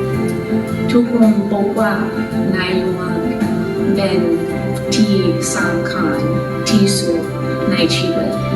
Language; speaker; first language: Thai; non-native, fluent; English